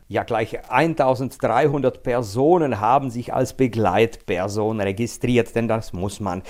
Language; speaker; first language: German; non-native, fluent; Czech